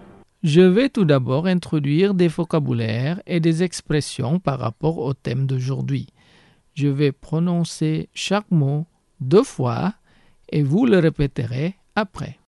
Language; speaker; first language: French; non-native, fluent; Indonesian